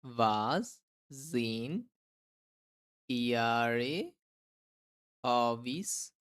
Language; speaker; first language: German; non-native, fluent; Bangla